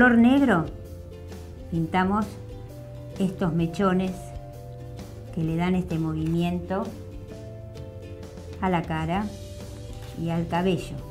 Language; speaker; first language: Spanish; native; Spanish